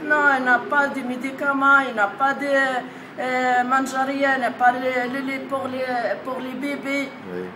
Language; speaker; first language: French; non-native, learner; Arabic